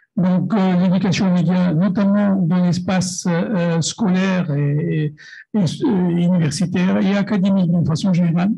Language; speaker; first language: French; non-native, local second language; Arabic